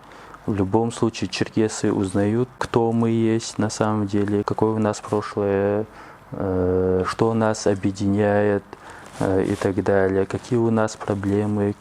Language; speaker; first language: Russian; non-native, local second language; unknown